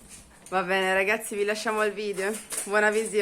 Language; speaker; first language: Italian; native; Italian